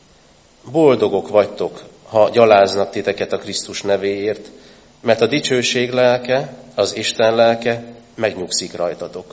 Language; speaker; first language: Hungarian; native; Hungarian